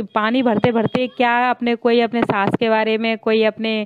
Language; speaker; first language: Hindi; native; Hindi